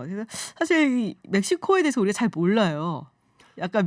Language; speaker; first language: Korean; native; Korean